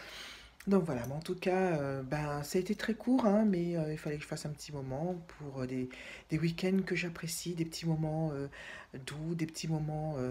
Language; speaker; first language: French; native; French